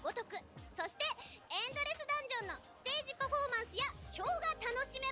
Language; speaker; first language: Japanese; native; Japanese